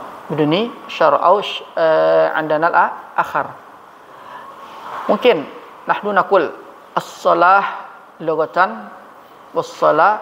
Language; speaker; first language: Arabic; non-native, fluent; Indonesian